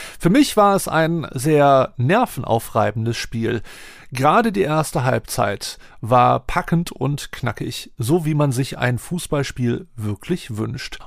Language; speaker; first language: German; native; German